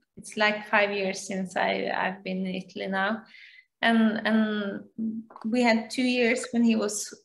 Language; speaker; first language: English; non-native, fluent; Norwegian